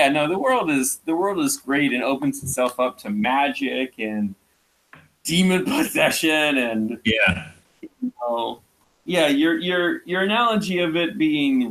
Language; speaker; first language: English; native; English